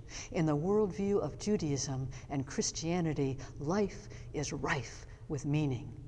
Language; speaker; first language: English; native; English